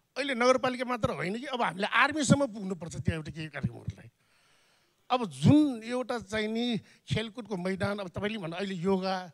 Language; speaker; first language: Nepali; non-native, local second language; Newari